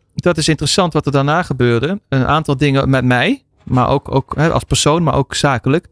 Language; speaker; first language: Dutch; native; Dutch